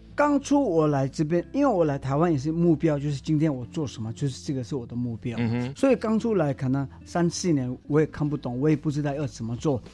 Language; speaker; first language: Chinese; non-native, learner; Tibetan